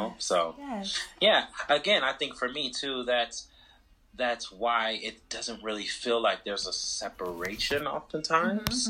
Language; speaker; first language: English; native; English